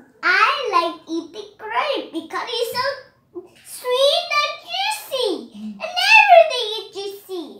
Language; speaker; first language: English; non-native, learner; Vietnamese